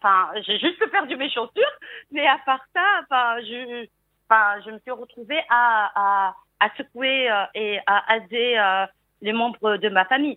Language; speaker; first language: French; non-native, local second language; Arabic